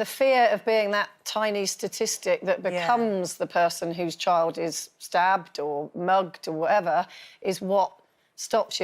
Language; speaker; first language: English; native; English